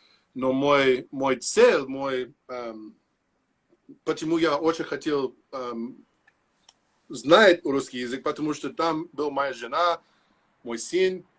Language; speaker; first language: Russian; non-native, learner; English